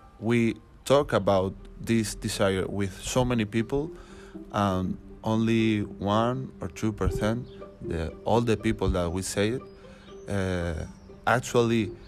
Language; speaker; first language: English; non-native, learner; Spanish